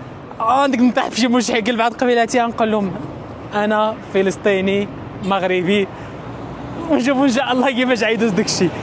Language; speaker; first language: Arabic; native; Arabic